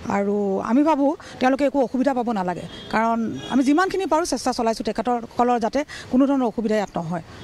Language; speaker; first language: Assamese; native; Assamese